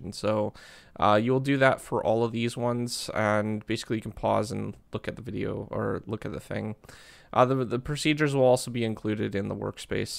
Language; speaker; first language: English; native; English